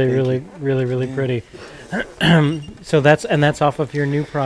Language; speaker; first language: English; native; English